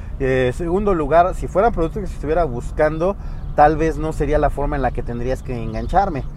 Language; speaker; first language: Spanish; native; Spanish